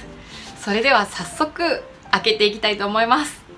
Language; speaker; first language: Japanese; native; Japanese